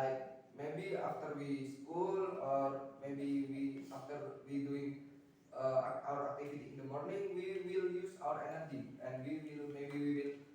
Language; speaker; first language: English; non-native, learner; Indonesian